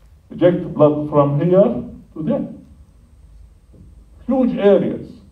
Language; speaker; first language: English; non-native, fluent; Arabic